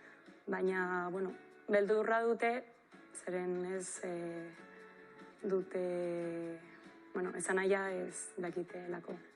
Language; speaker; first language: Basque; non-native, local second language; Spanish